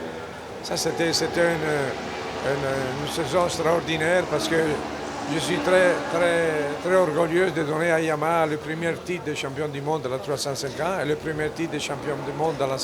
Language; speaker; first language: French; non-native, fluent; Italian